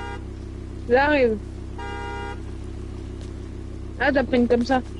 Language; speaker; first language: French; native; French